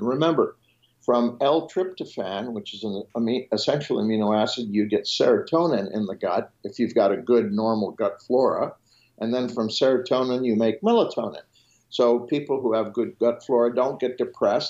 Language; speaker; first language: English; non-native, fluent; French